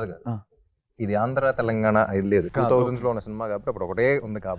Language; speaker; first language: Telugu; native; Telugu